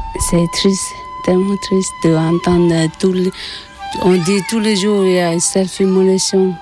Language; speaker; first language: French; non-native, learner; Tibetan